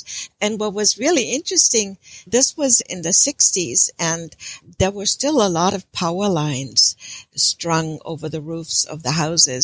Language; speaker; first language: English; non-native, fluent; German